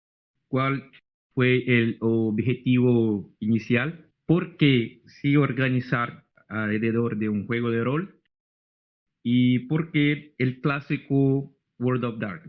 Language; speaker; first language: Spanish; non-native, fluent; Portuguese